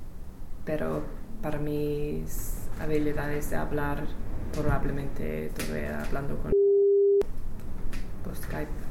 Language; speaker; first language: Spanish; non-native, learner; English